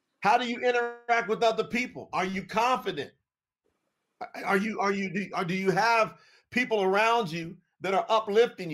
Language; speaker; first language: English; native; English